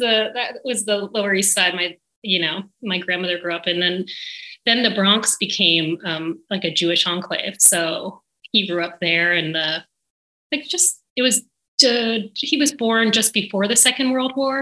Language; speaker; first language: English; native; English